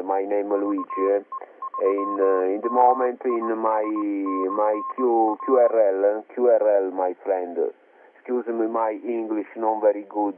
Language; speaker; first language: English; non-native, learner; Italian